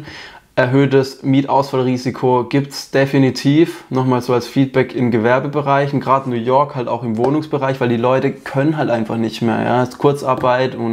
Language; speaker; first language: German; native; German